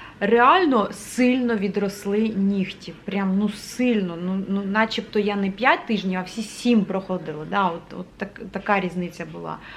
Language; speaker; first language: Ukrainian; native; Ukrainian